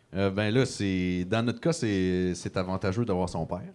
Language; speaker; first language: French; native; French